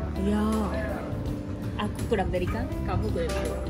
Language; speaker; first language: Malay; non-native, fluent; Japanese